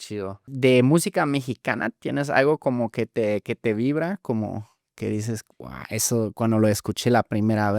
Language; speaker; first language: Spanish; non-native, fluent; German